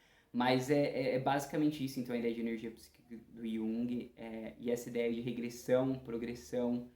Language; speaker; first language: Portuguese; native; Portuguese